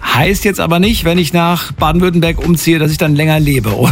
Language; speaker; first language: German; native; German